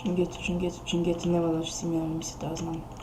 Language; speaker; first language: Bulgarian; native; Bulgarian